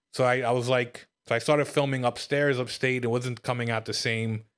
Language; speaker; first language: English; native; English